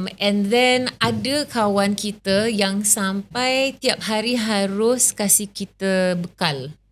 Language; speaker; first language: Malay; native; Malay